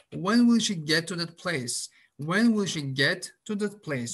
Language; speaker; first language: English; non-native, fluent; Azerbaijani